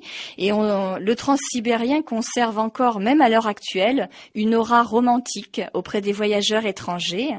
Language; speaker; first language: French; native; French